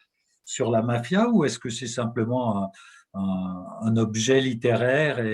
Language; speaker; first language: French; native; French